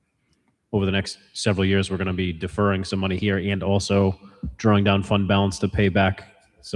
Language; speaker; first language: English; native; English